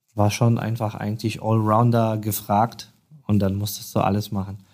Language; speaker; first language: German; non-native, fluent; Polish